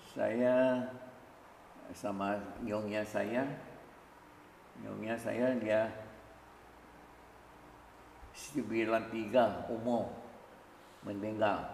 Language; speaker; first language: Indonesian; early bilingual, other home language; Min Nan Chinese